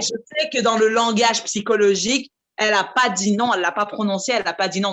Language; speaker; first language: French; native; French